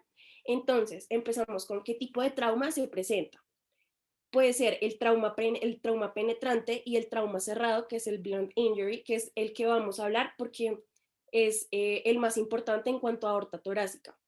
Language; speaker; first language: Spanish; native; Spanish